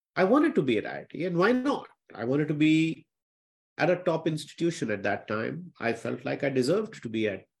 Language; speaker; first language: English; non-native, local second language; Hindi